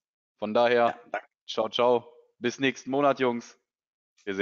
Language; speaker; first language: German; native; German